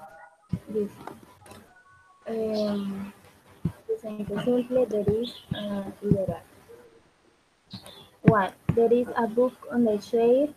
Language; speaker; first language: English; non-native, learner; Spanish